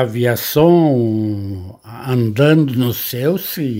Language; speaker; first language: Portuguese; non-native, learner; Arabic